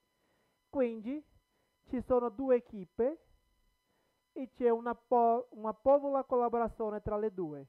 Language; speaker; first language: Italian; non-native, learner; Portuguese